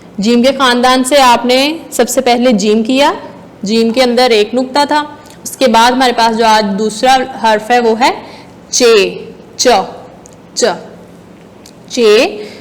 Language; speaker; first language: Hindi; non-native, local second language; Punjabi